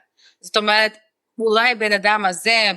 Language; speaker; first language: Hebrew; non-native, fluent; Russian